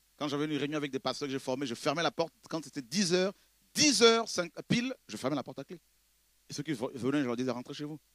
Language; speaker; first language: French; non-native, local second language; Lingala